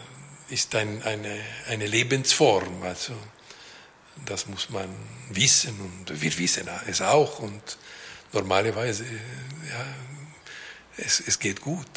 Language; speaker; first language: German; non-native, local second language; French